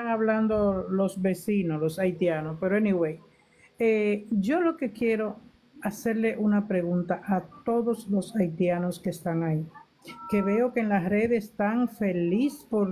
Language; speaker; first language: Spanish; native; Spanish